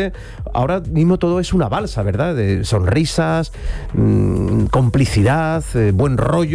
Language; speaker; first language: Spanish; native; Spanish